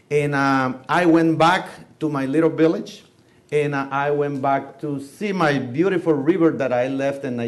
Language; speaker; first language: English; non-native, fluent; Spanish